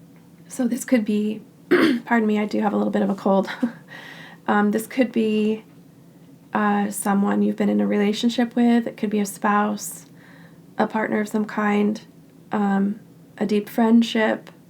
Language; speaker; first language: English; native; English